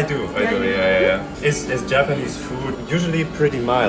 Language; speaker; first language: English; non-native, fluent; German